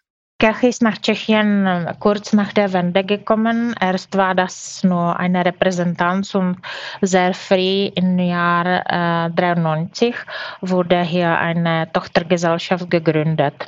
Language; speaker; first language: German; non-native, fluent; Czech